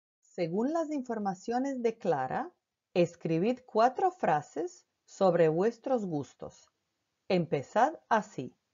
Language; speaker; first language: Spanish; non-native, fluent; Croatian